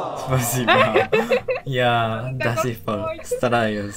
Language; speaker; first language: Russian; non-native, learner; Japanese